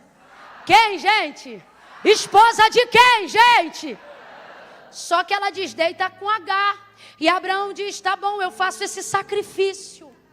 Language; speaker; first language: Portuguese; native; Portuguese